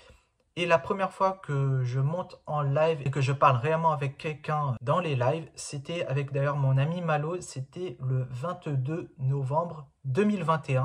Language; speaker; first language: French; native; French